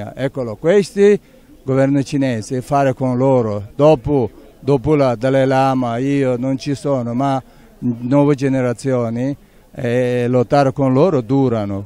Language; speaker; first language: Italian; non-native, learner; Tibetan